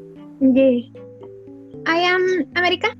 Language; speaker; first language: English; non-native, learner; Spanish